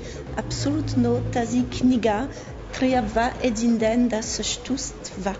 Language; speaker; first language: Bulgarian; non-native, fluent; French